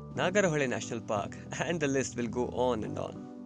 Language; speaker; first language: English; non-native, local second language; Kannada